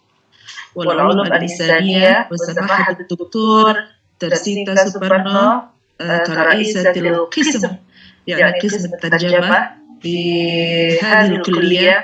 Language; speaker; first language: Arabic; non-native, fluent; Indonesian